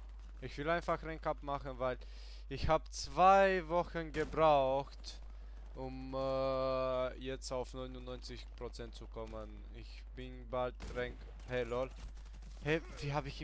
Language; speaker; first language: German; early bilingual, other home language; Hungarian